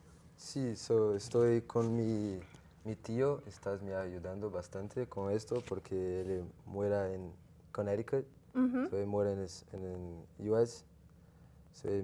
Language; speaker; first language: Spanish; non-native, learner; Portuguese